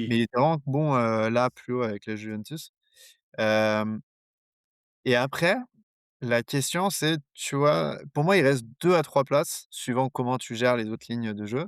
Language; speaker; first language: French; native; French